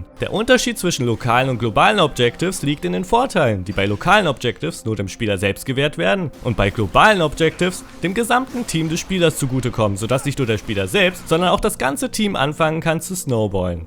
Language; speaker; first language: German; native; German